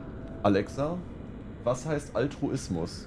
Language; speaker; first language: German; native; German